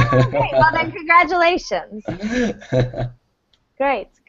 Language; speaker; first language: English; native; English